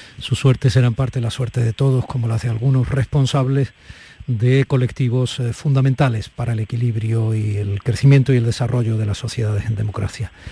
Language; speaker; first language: Spanish; native; Spanish